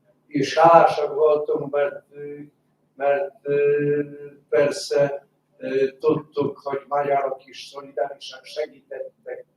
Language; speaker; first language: Hungarian; non-native, fluent; Polish